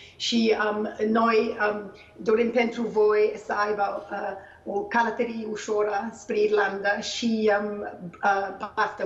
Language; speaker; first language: Romanian; non-native, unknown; English